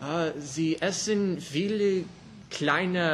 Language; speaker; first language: German; non-native, learner; English